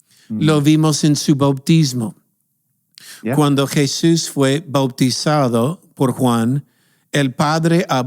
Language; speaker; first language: Spanish; non-native, fluent; English